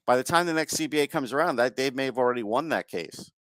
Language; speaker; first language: English; native; English